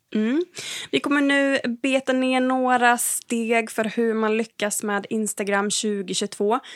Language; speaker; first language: Swedish; native; Swedish